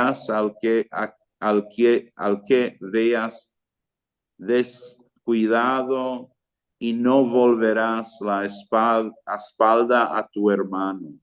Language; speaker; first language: Spanish; non-native, fluent; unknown